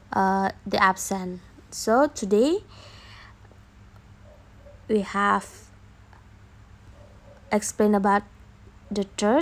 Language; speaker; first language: English; non-native, learner; Indonesian